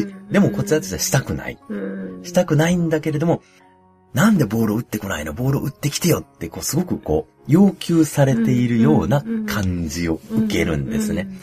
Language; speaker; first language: Japanese; native; Japanese